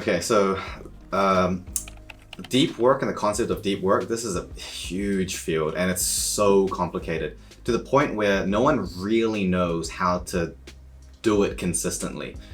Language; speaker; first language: English; native; English